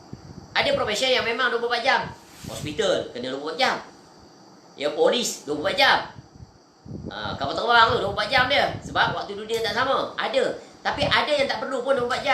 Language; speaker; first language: Malay; native; Malay